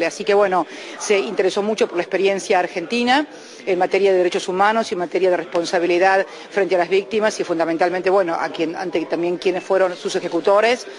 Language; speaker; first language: Spanish; native; Spanish